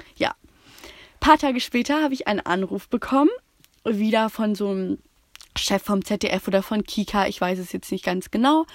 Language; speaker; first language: German; native; German